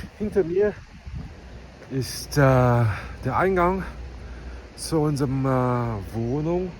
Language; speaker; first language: German; non-native, learner; Chinese